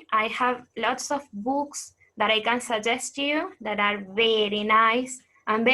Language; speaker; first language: English; non-native, fluent; Spanish